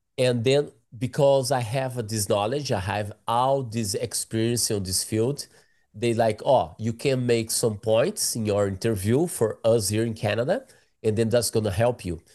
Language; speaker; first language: English; non-native, learner; Portuguese